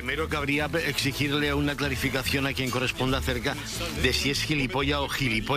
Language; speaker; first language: Spanish; native; Spanish